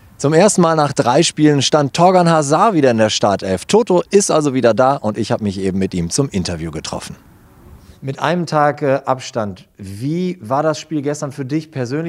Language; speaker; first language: German; native; German